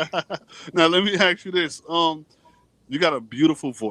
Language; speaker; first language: English; native; English